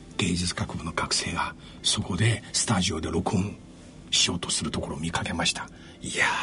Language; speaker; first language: Japanese; non-native, fluent; Chinese